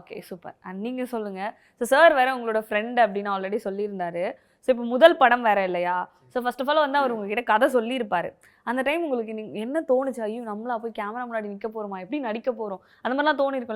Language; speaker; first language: Tamil; native; Tamil